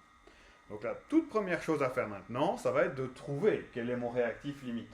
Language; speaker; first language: French; native; French